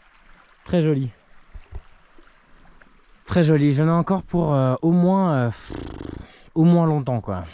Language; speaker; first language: French; native; French